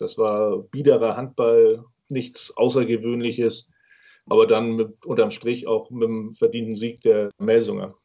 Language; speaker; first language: German; native; German